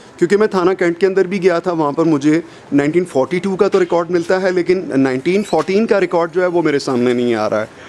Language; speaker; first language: Urdu; non-native, local second language; Punjabi